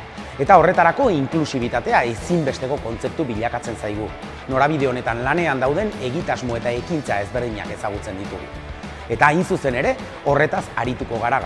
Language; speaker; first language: Basque; native; Basque